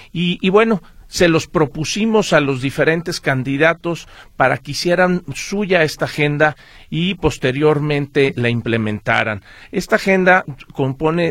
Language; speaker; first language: Spanish; native; Spanish